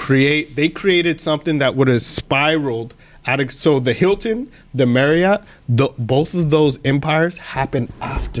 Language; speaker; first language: English; native; English